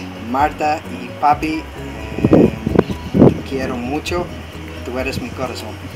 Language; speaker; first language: Spanish; non-native, learner; English